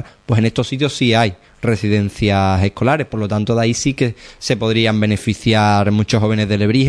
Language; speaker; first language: Spanish; native; Spanish